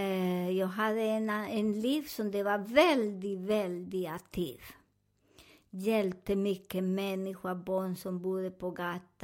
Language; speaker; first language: Swedish; non-native, learner; Spanish